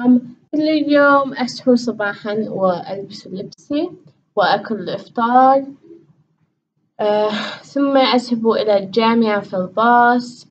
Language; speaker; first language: Arabic; non-native, learner; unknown